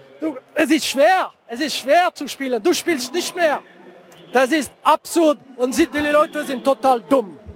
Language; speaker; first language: German; non-native, fluent; French